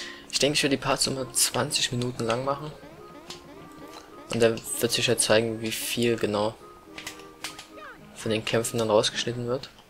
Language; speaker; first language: German; native; German